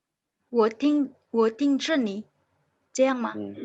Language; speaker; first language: Chinese; non-native, fluent; Indonesian